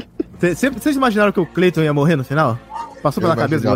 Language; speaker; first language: Portuguese; native; Portuguese